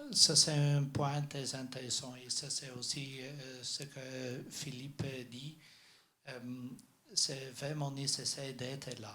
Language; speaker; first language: French; non-native, learner; Dutch